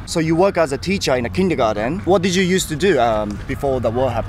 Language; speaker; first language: English; non-native, fluent; Japanese